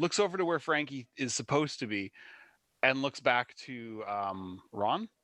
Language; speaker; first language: English; native; English